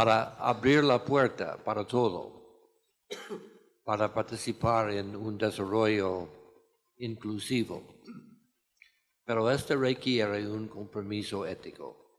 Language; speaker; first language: Spanish; non-native, fluent; English